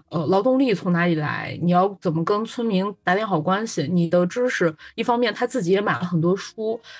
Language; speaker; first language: Chinese; native; Chinese